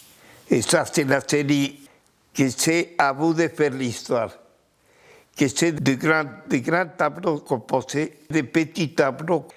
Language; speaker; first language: French; non-native, fluent; Spanish